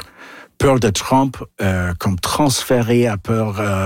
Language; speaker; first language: French; non-native, local second language; English